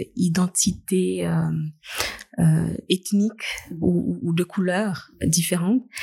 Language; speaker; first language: French; native; French